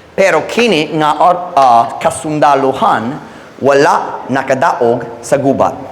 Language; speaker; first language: Cebuano; non-native, fluent; English